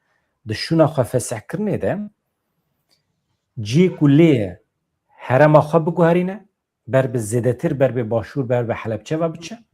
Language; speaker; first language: Kurdish; native; Kurdish